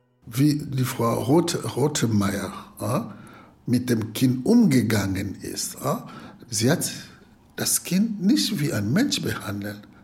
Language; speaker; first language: German; non-native, fluent; Lingala